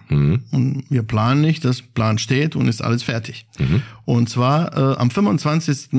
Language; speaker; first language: German; non-native, fluent; Bosnian